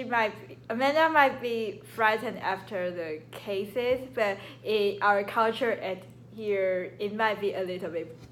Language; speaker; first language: English; non-native, learner; Chinese